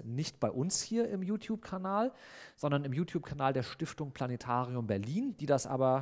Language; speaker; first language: German; native; German